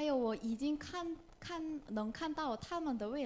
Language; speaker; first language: Chinese; non-native, learner; Korean